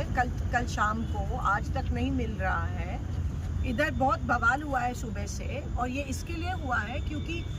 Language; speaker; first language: Hindi; non-native, local second language; Marathi